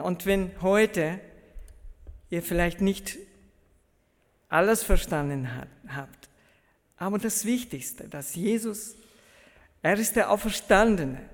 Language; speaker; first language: German; early bilingual, heritage; German